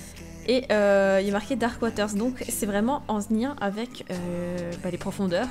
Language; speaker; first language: French; native; French